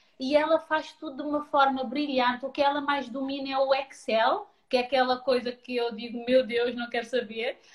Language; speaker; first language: Portuguese; non-native, local second language; Kabuverdianu